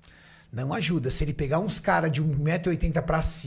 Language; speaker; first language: Portuguese; native; Portuguese